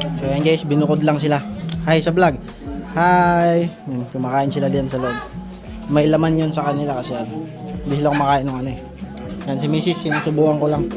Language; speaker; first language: Filipino; non-native, local second language; Cebuano